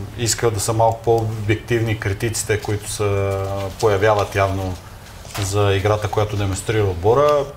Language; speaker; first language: Bulgarian; native; Bulgarian